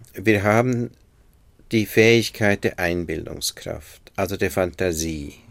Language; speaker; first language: German; native; German